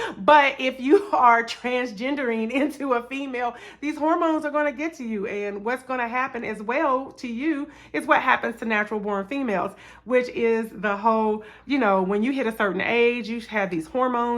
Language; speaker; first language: English; native; English